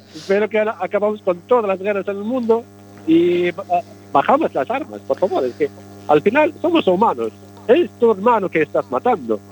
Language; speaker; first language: Spanish; non-native, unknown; Arabic